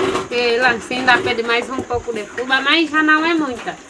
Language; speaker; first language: Portuguese; non-native, local second language; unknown